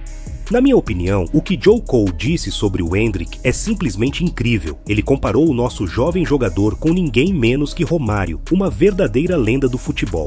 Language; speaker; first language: Portuguese; native; Portuguese